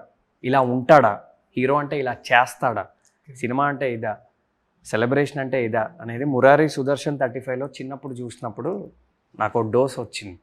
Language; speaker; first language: Telugu; native; Telugu